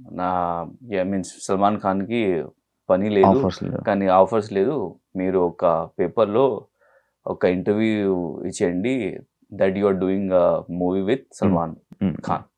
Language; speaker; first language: Telugu; non-native, learner; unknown